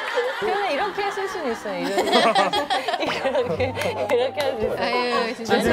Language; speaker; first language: Korean; early bilingual, heritage; English